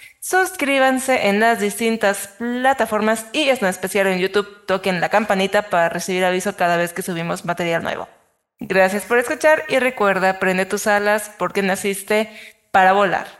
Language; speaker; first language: Spanish; native; Spanish